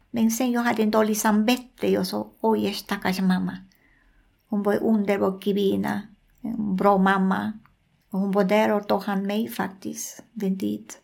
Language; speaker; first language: Swedish; non-native, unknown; Spanish